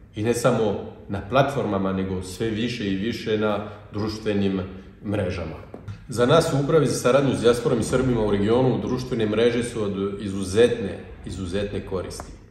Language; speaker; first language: Bosnian; non-native, fluent; French